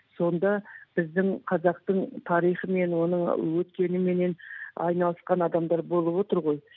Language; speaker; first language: Kazakh; native; Kazakh